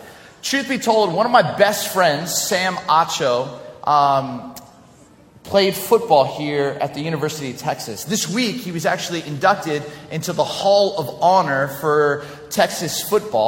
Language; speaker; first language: English; native; English